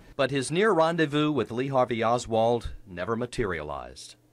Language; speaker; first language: English; native; English